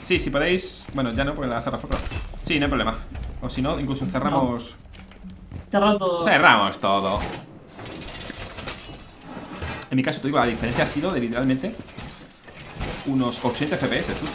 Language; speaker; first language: Spanish; native; Spanish